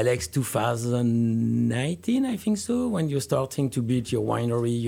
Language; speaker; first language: English; non-native, learner; French